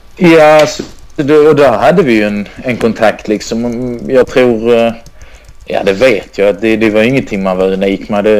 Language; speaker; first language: Swedish; native; Swedish